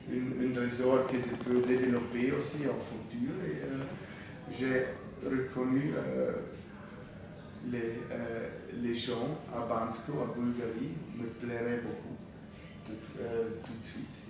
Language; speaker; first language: French; non-native, fluent; German